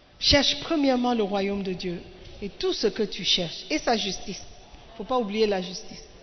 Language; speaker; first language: French; non-native, fluent; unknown